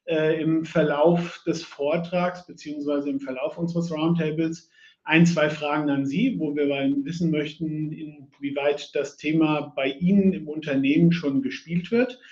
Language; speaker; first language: German; native; German